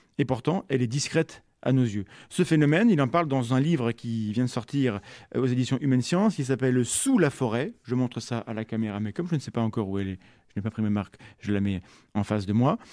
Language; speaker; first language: French; native; French